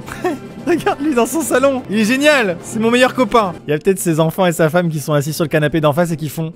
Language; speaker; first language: French; native; French